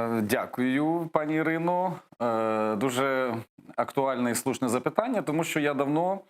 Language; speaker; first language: Ukrainian; native; Ukrainian